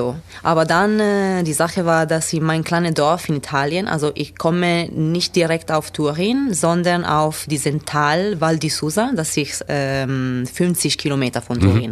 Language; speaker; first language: German; non-native, learner; Italian